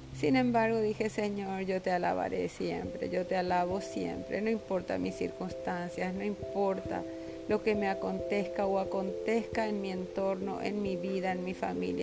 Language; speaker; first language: Spanish; native; Spanish